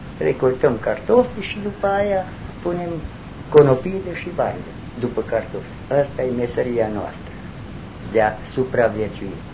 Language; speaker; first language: Romanian; non-native, local second language; German